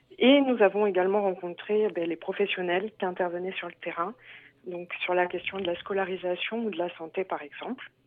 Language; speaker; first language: French; native; French